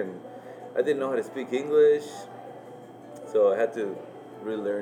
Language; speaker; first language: English; non-native, fluent; Spanish